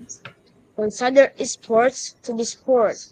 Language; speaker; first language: English; non-native, learner; Indonesian